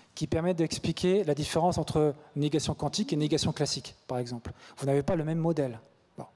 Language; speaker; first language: French; native; French